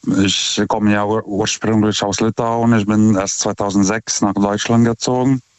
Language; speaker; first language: German; non-native, fluent; Lithuanian